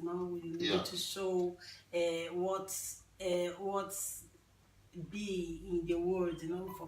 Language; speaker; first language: English; non-native, learner; Portuguese